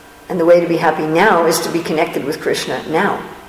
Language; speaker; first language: English; native; English